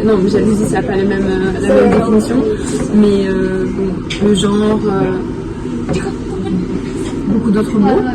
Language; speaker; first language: French; early bilingual, heritage; French